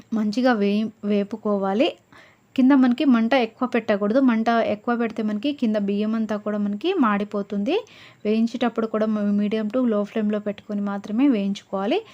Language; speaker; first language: Telugu; non-native, local second language; Lambadi